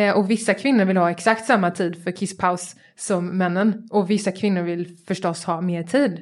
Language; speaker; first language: Swedish; native; Swedish